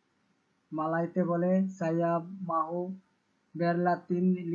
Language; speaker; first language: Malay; non-native, learner; Bangla